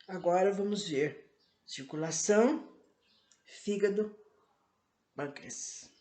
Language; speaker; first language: Portuguese; native; Portuguese